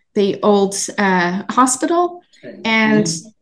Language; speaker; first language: English; native; English